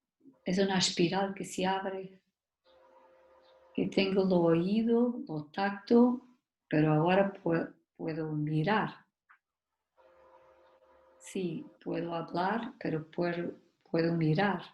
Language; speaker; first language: Spanish; non-native, learner; Portuguese